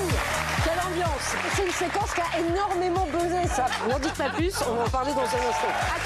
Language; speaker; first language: French; native; French